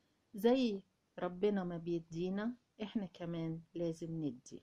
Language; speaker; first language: Arabic; native; Arabic